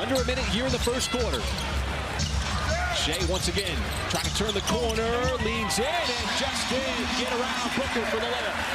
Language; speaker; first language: English; native; English